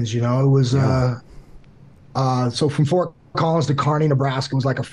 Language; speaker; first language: English; native; English